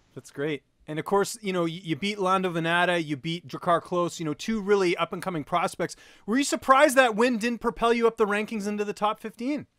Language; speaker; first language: English; native; English